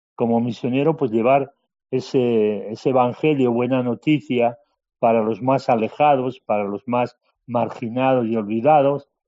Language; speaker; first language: Spanish; native; Spanish